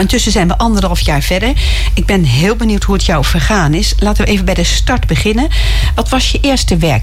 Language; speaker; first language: Dutch; native; Dutch